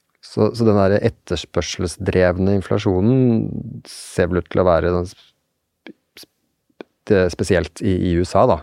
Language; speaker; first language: Norwegian; native; Norwegian